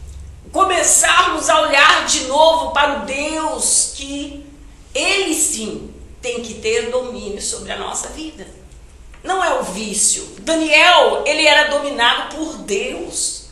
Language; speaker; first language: Portuguese; native; Portuguese